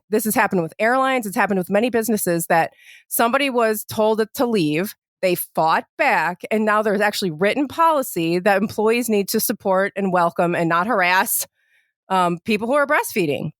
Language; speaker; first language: English; native; English